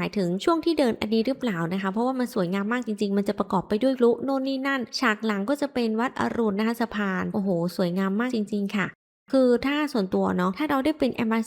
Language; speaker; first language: Thai; native; Thai